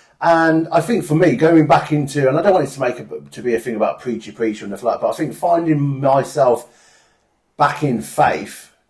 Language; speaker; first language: English; native; English